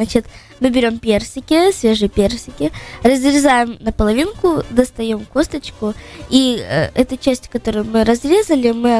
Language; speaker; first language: Russian; early bilingual, heritage; Russian